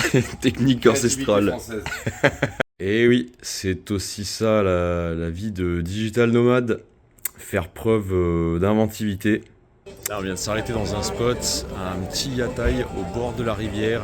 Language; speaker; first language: French; native; French